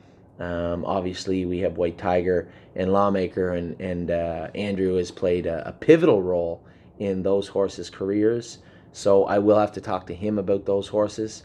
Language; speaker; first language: English; native; English